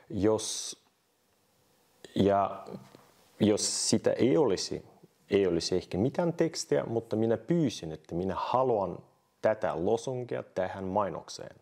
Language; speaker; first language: Finnish; non-native, fluent; Russian